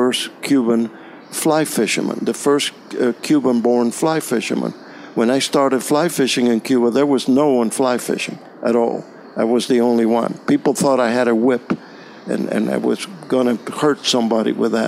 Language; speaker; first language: English; non-native, fluent; Spanish